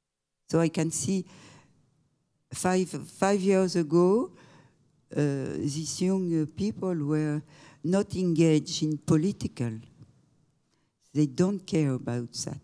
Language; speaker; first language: English; non-native, fluent; French